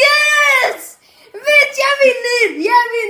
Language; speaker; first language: Norwegian; non-native, fluent; Arabic